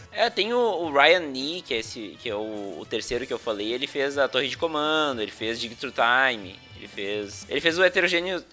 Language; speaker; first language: Portuguese; native; Portuguese